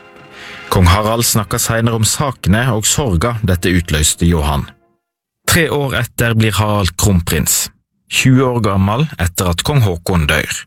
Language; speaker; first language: Norwegian; native; Norwegian